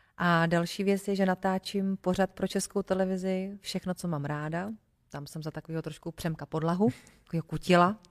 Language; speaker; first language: Czech; native; Czech